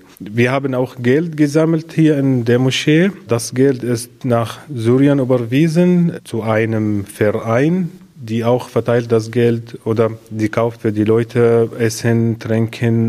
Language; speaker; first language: German; non-native, learner; Arabic